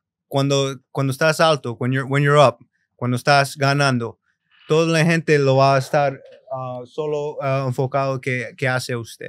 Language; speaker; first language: Spanish; early bilingual, other home language; English